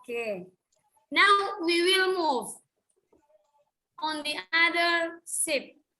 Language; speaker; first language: English; non-native, learner; Indonesian